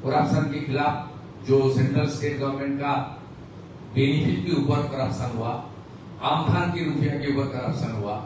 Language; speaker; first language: Hindi; non-native, local second language; Bangla